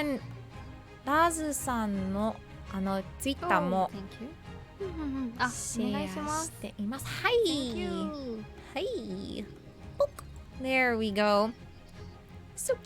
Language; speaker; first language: Japanese; non-native, learner; English